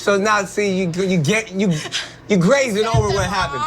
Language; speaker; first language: English; native; English